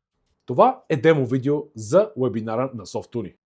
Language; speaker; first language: Bulgarian; native; Bulgarian